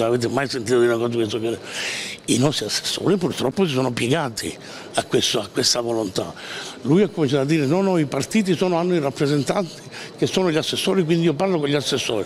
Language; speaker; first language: Italian; native; Italian